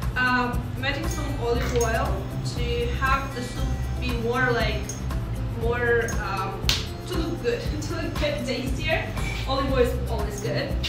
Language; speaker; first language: English; non-native, fluent; Romanian